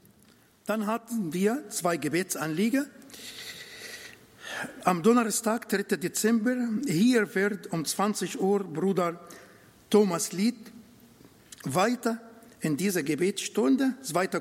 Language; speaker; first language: German; non-native, fluent; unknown